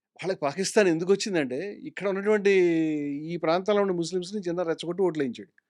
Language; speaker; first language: Telugu; native; Telugu